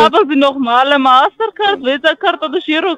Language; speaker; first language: German; non-native, learner; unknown